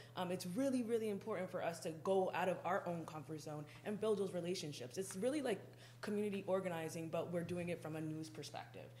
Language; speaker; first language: English; native; English